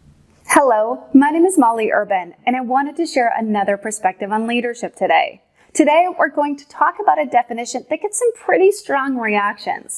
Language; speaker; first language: English; native; English